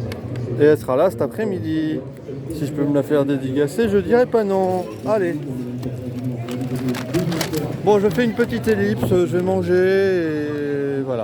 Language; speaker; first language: French; native; French